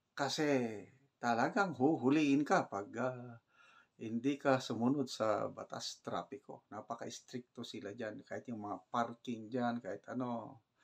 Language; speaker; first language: Filipino; non-native, local second language; Cebuano